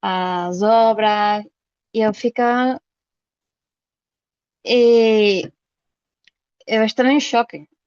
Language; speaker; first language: Portuguese; non-native, fluent; Spanish